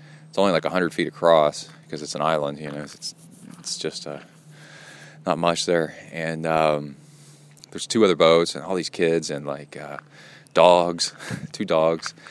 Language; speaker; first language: English; native; English